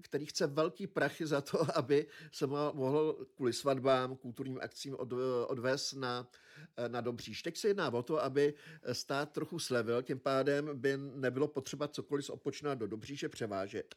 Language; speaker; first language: Czech; native; Czech